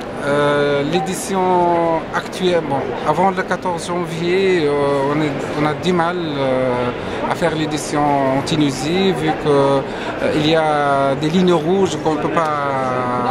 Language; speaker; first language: French; non-native, local second language; Arabic